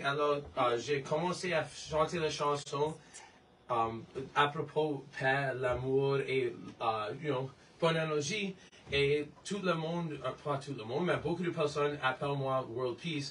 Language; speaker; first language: French; non-native, learner; English